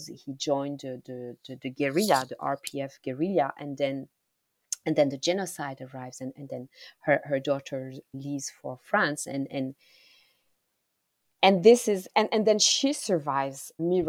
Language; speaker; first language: English; non-native, local second language; Kinyarwanda